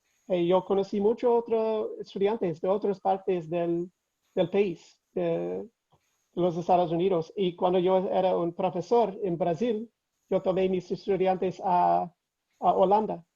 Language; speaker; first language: Spanish; non-native, fluent; English